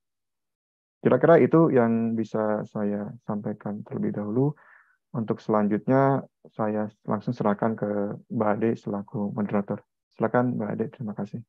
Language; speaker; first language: Indonesian; native; Indonesian